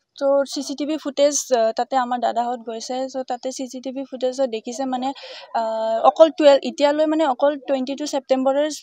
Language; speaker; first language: Assamese; non-native, local second language; Nepali